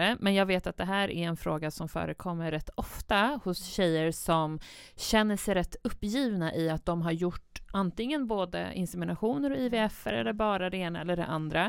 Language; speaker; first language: Swedish; native; Swedish